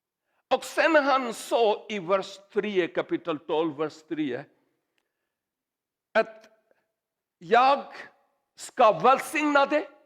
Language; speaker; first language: Swedish; non-native, learner; Urdu